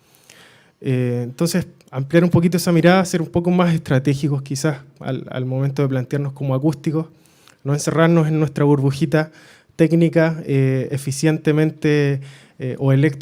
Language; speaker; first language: Spanish; native; Spanish